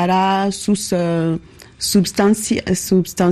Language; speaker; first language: Spanish; non-native, learner; French